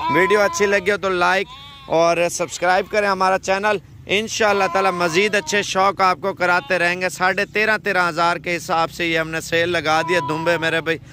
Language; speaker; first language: Urdu; non-native, local second language; Punjabi